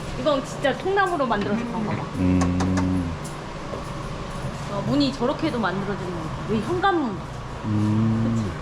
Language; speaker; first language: Korean; native; Korean